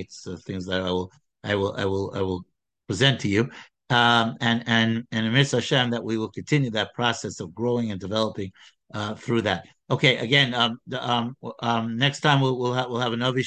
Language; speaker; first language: English; native; English